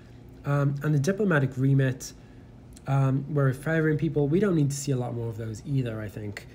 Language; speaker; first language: English; native; English